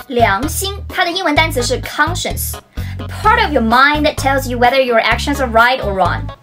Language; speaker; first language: English; non-native, fluent; Chinese